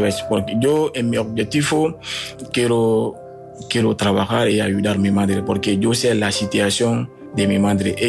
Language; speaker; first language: Spanish; non-native, learner; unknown